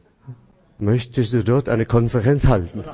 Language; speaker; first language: German; non-native, fluent; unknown